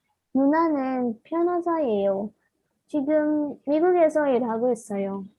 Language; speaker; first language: Korean; non-native, learner; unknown